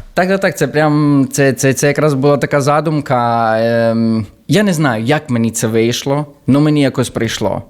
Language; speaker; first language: Ukrainian; early bilingual, heritage; Ukrainian